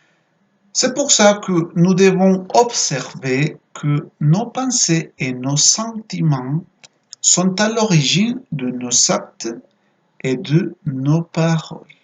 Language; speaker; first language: French; non-native, fluent; Spanish